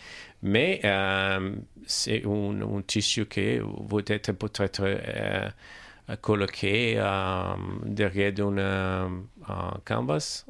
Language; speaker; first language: French; non-native, learner; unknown